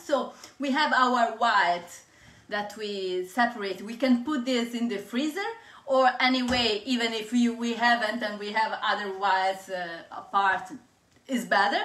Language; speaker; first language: English; non-native, fluent; Italian